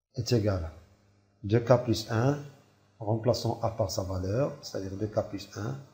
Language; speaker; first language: French; non-native, local second language; Arabic